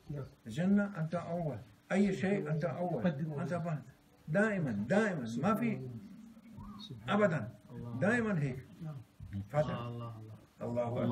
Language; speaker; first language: Arabic; non-native, learner; German